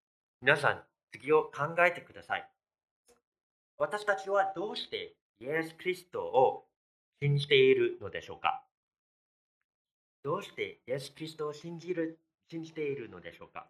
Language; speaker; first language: Japanese; non-native, fluent; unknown